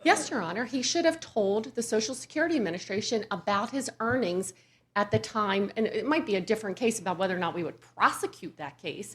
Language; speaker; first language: English; native; English